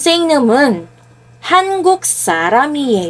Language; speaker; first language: Korean; non-native, fluent; Filipino